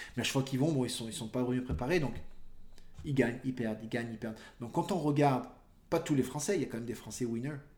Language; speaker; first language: French; native; French